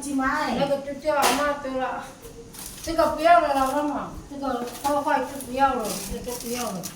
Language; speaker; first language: Chinese; non-native, learner; Filipino